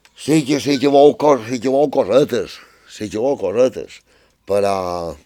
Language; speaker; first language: Catalan; native; Catalan